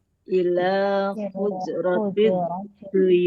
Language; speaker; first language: Arabic; non-native, learner; Indonesian